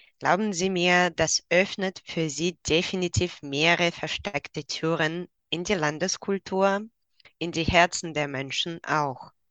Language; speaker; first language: German; non-native, fluent; Russian